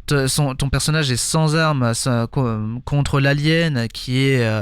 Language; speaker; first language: French; native; French